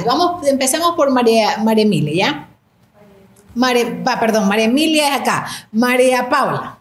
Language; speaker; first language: Spanish; native; Spanish